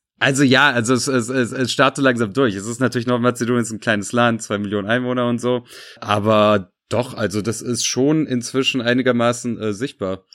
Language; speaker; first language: German; early bilingual, other home language; Serbian